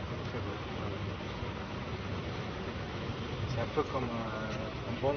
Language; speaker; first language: French; non-native, fluent; Chinese